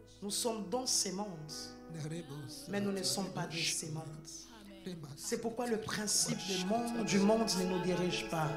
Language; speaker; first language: French; non-native, local second language; Lingala